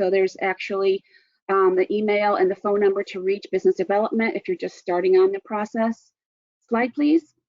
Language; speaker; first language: English; native; English